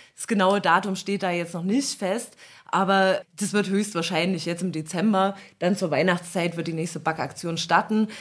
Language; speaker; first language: German; native; German